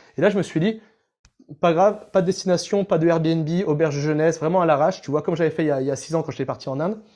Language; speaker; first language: French; native; French